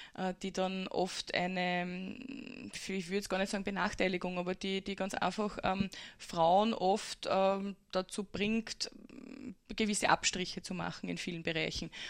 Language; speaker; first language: German; native; German